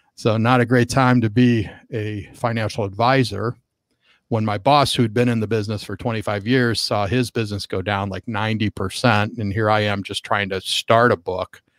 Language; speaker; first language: English; native; English